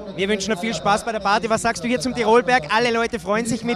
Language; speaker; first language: German; native; German